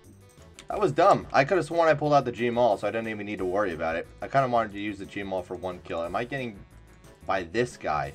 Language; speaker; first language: English; native; English